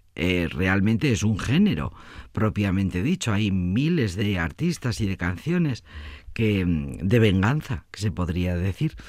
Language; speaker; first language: Spanish; native; Spanish